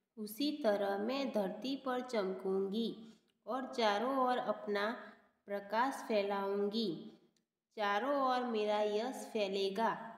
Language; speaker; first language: Hindi; non-native, local second language; Gujarati